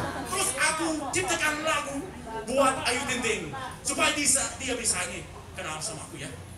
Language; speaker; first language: Indonesian; non-native, fluent; English